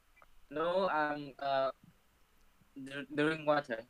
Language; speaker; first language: English; non-native, learner; Vietnamese